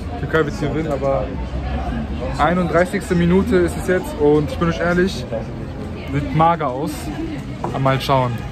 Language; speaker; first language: German; early bilingual, other home language; Turkish